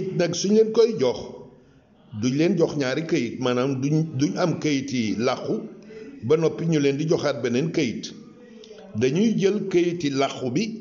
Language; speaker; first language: Wolof; native; Wolof